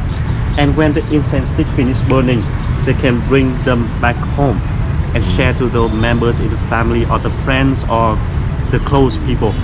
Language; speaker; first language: English; non-native, fluent; Vietnamese